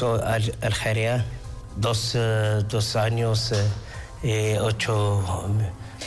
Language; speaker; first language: Spanish; non-native, learner; Arabic